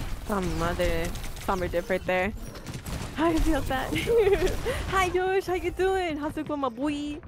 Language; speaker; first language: English; early bilingual, other home language; Spanish